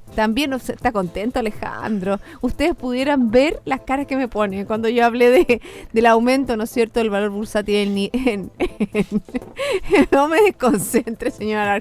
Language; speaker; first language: Spanish; native; Spanish